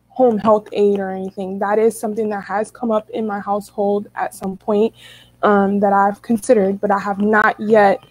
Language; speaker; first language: English; native; English